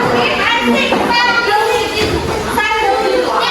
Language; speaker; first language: English; non-native, fluent; Indonesian